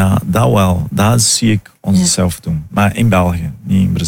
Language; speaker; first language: Dutch; non-native, learner; Portuguese